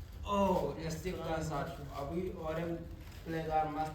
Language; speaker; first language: Spanish; non-native, learner; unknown